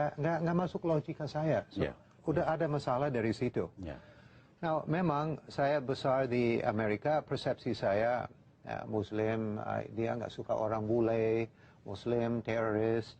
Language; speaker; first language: Indonesian; non-native, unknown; English